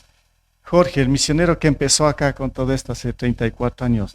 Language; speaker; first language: Spanish; native; Spanish